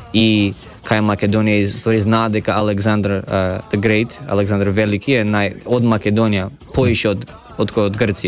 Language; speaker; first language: Macedonian; early bilingual, heritage; Macedonian